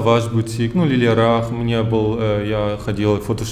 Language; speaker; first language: Russian; early bilingual, heritage; German